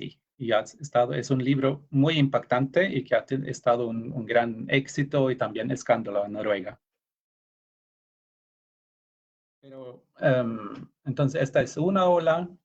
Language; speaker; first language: Spanish; non-native, fluent; Norwegian